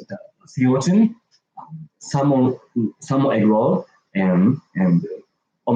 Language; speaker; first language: English; non-native, learner; Japanese